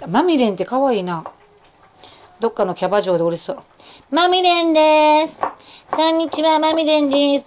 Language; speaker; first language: Japanese; native; Japanese